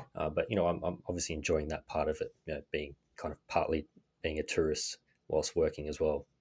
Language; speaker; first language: English; native; English